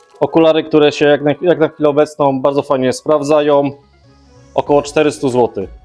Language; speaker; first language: Polish; native; Polish